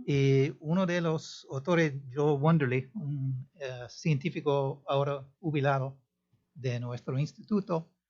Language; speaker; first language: Spanish; non-native, fluent; English